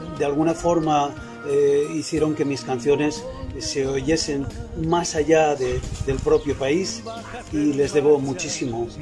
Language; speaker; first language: Spanish; native; Spanish